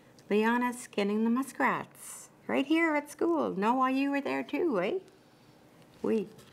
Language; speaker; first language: English; non-native, local second language; French